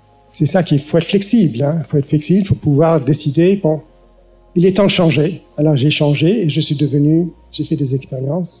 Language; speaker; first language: French; early bilingual, heritage; French